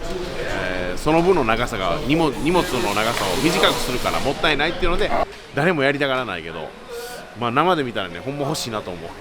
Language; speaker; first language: Japanese; native; Japanese